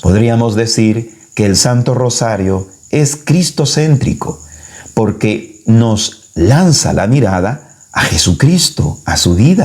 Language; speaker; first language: Spanish; native; Spanish